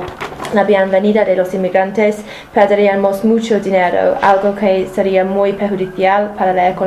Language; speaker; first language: Spanish; non-native, fluent; English